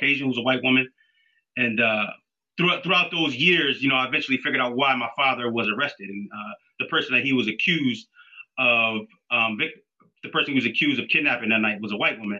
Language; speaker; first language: English; native; English